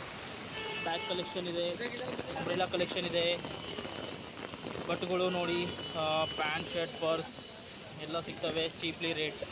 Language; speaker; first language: Kannada; early bilingual, heritage; Kannada